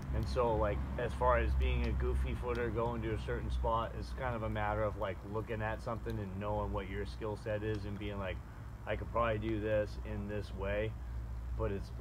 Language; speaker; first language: English; native; English